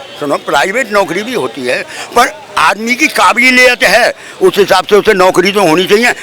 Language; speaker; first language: Hindi; native; Hindi